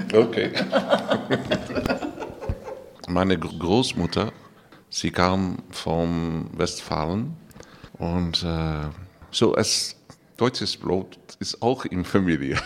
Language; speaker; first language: German; non-native, learner; Dutch